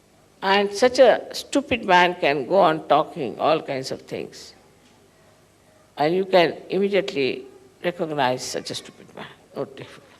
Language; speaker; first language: English; non-native, local second language; Hindi